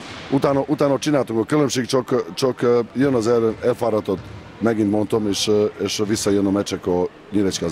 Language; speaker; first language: Hungarian; non-native, learner; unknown